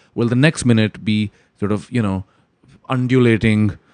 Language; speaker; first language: English; non-native, local second language; Urdu